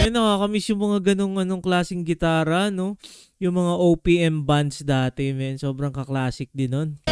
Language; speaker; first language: Filipino; native; Filipino